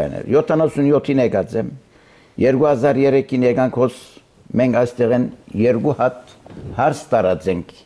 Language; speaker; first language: Armenian; early bilingual, heritage; Armenian